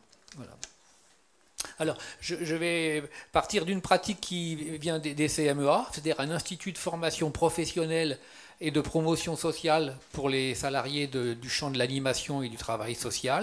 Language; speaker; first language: French; native; French